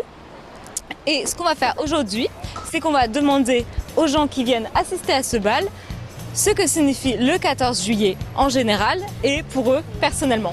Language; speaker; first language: French; native; French